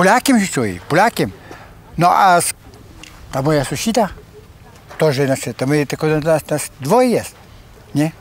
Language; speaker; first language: Polish; non-native, local second language; Ukrainian